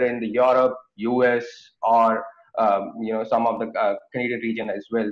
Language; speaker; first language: English; non-native, local second language; Hindi